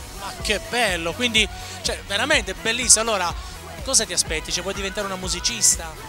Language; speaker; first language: Italian; native; Italian